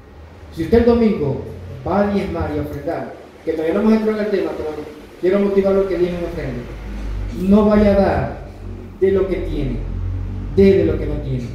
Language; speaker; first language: Spanish; native; Spanish